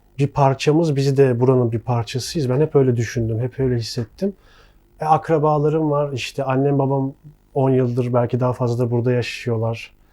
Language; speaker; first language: Turkish; early bilingual, other home language; Abkhazian